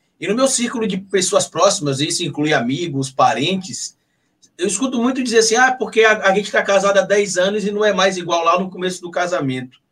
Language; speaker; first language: Portuguese; native; Portuguese